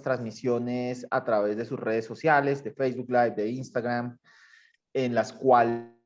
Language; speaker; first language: Spanish; native; Spanish